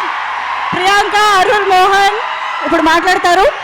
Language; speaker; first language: Telugu; native; Telugu